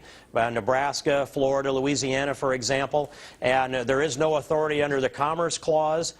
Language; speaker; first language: English; native; English